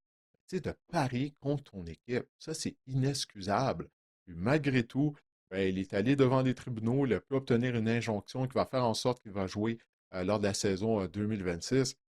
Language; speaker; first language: French; native; French